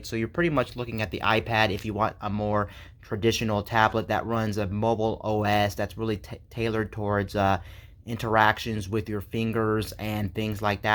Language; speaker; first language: English; native; English